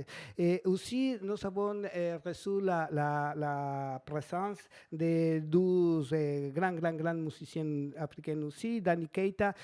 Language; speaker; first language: French; non-native, learner; Spanish